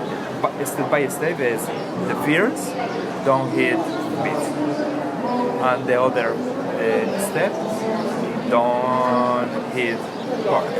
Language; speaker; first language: English; non-native, learner; Spanish